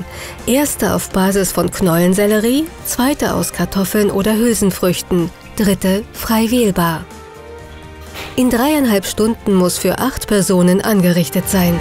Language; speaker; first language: German; native; German